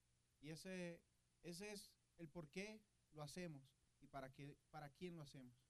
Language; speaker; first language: Spanish; native; Spanish